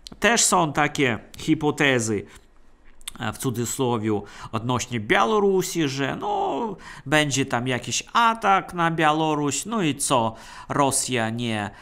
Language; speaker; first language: Polish; non-native, fluent; Russian